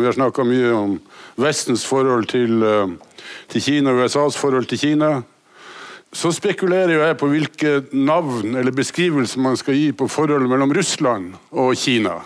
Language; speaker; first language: Norwegian; native; Norwegian